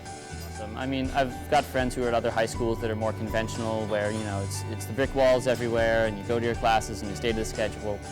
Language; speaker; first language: English; native; English